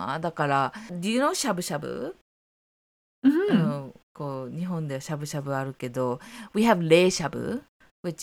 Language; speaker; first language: Japanese; native; Japanese